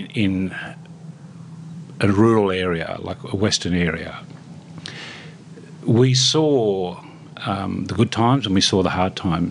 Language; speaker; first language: English; native; English